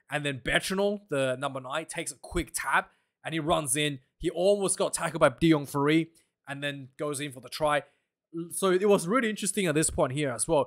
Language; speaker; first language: English; non-native, local second language; Afrikaans